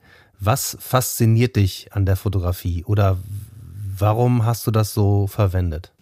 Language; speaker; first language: German; native; German